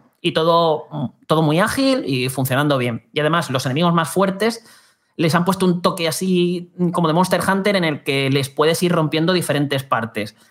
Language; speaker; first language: Spanish; native; Spanish